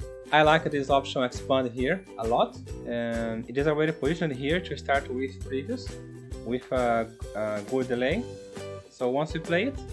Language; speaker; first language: English; non-native, fluent; Portuguese